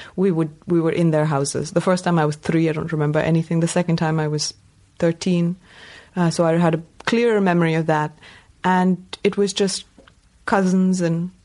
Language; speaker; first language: English; non-native, local second language; Tamil